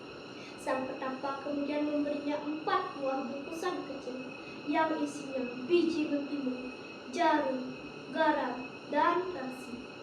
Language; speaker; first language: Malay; non-native, local second language; Balinese